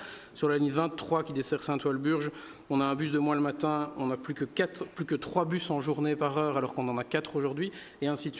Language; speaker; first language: French; native; French